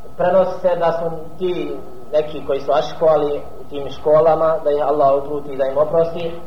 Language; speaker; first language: Bosnian; non-native, fluent; Arabic